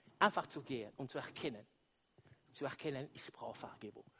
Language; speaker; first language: German; non-native, fluent; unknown